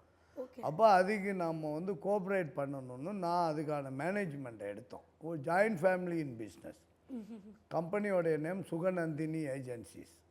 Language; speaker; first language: Tamil; native; Tamil